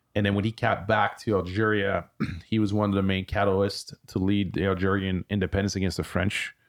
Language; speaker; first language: English; early bilingual, other home language; French